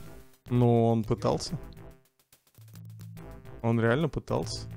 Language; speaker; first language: Russian; native; Russian